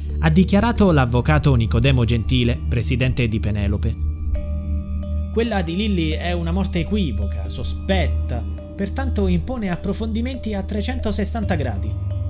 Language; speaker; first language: Italian; native; Italian